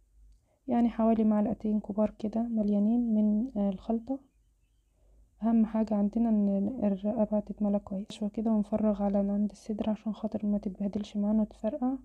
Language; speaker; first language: Arabic; native; Arabic